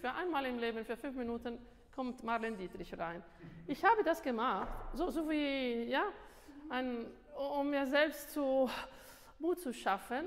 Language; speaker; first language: German; non-native, fluent; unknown